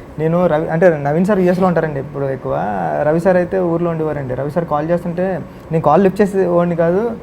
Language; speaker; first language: Telugu; native; Telugu